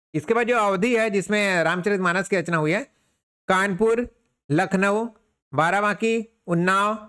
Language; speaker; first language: Hindi; native; Hindi